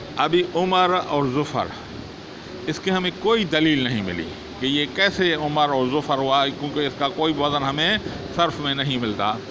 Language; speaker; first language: Urdu; non-native, local second language; Sindhi